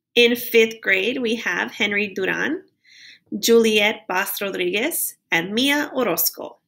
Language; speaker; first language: English; native; English